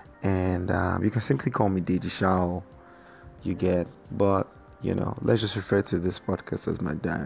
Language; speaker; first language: English; non-native, local second language; Yoruba